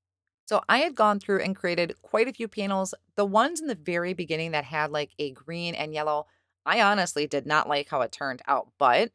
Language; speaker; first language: English; native; English